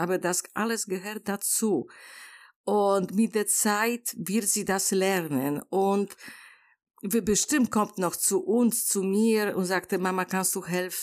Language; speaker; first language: German; non-native, learner; Polish